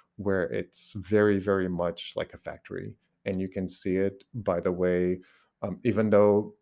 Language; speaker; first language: English; non-native, fluent; Portuguese